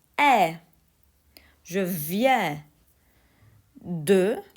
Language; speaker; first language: French; non-native, fluent; Turkish